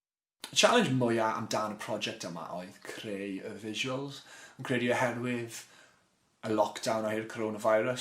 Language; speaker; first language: Welsh; non-native, local second language; English